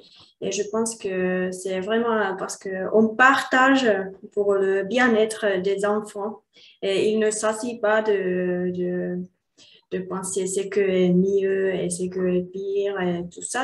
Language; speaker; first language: French; non-native, learner; Finnish